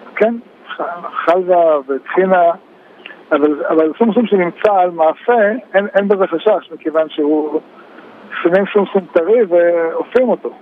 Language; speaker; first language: Hebrew; native; Hebrew